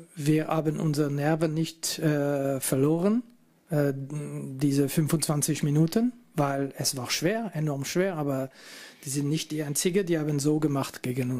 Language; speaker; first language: German; non-native, fluent; French